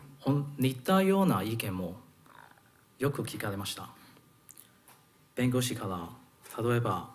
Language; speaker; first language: Japanese; non-native, learner; Cantonese